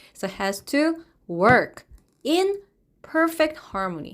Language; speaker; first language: English; non-native, fluent; Korean